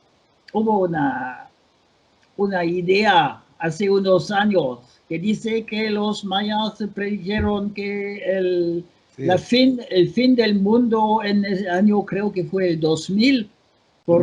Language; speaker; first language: Spanish; non-native, fluent; French